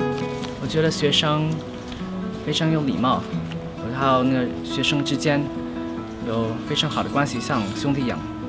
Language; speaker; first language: Chinese; early bilingual, other home language; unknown